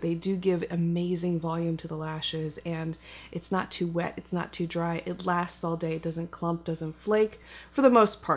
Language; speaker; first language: English; native; English